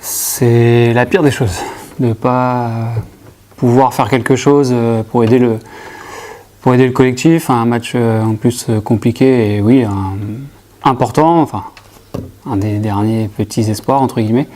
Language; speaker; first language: French; native; French